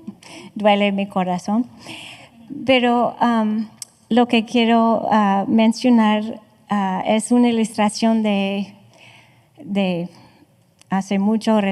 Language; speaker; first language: Spanish; non-native, fluent; English